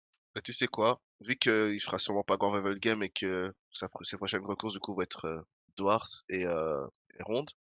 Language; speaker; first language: French; native; French